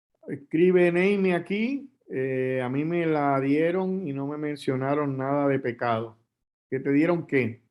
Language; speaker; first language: Spanish; native; Spanish